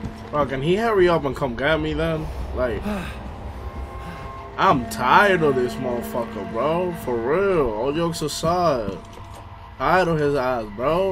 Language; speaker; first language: English; early bilingual, other home language; Spanish